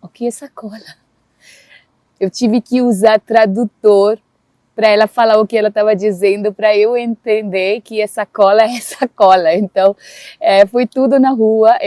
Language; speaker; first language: Portuguese; non-native, fluent; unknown